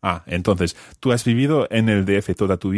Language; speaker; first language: Spanish; non-native, fluent; English